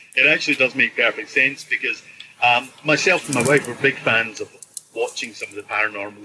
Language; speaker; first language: English; native; English